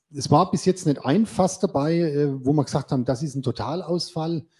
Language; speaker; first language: German; native; German